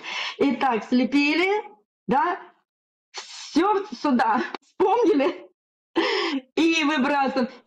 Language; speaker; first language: Russian; native; Russian